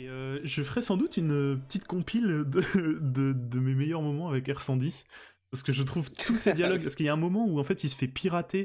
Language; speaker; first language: French; native; French